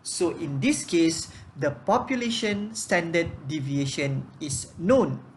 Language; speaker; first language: English; non-native, local second language; Malay